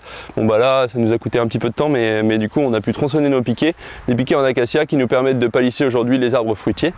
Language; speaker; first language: French; native; French